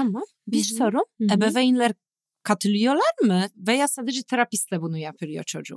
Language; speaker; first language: Turkish; non-native, fluent; Polish